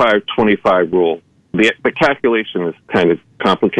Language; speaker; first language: English; native; English